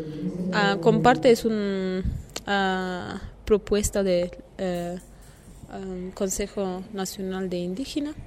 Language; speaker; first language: Spanish; non-native, learner; Kurdish